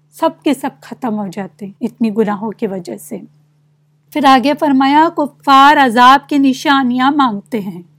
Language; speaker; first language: Urdu; native; Urdu